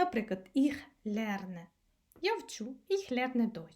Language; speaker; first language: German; non-native, fluent; Ukrainian